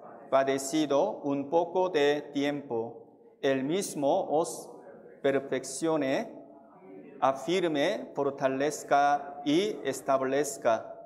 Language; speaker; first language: Spanish; non-native, fluent; Korean